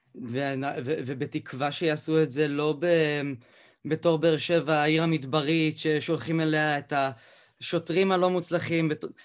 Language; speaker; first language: Hebrew; native; Hebrew